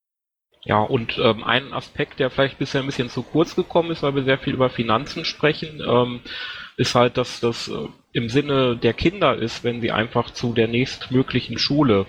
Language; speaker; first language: German; native; German